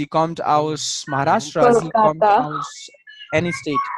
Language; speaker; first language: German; non-native, fluent; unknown